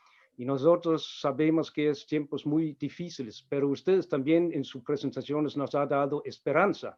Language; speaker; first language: Spanish; non-native, fluent; Danish